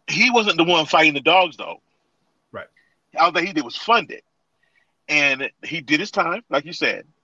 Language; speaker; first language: English; native; English